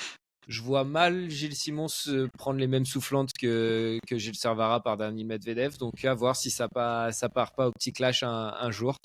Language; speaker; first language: French; native; French